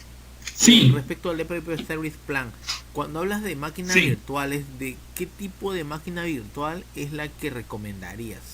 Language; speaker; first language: Spanish; native; Spanish